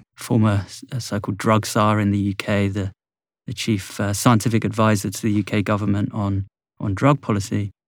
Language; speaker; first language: English; native; English